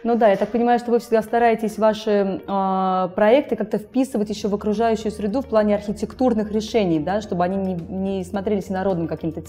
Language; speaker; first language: Russian; native; Russian